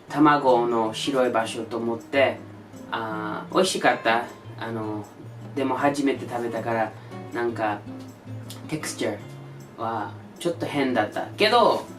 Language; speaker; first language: Japanese; non-native, learner; English